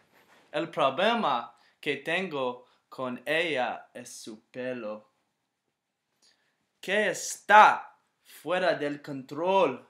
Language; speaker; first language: Spanish; non-native, learner; English